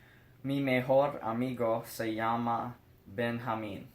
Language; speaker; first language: Spanish; non-native, learner; English